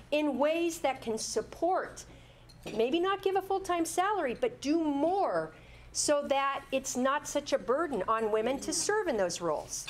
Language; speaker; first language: English; native; English